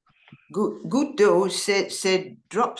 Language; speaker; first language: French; non-native, learner; English